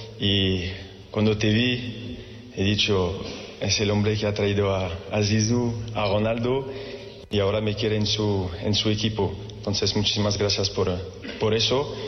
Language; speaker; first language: Spanish; non-native, fluent; French